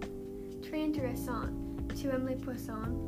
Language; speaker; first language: French; non-native, learner; English